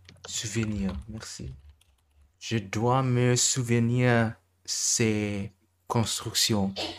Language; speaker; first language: French; non-native, learner; German